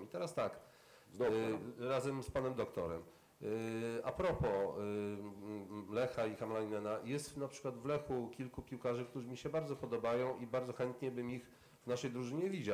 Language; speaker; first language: Polish; native; Polish